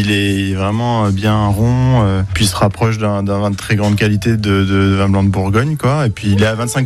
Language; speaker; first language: French; native; French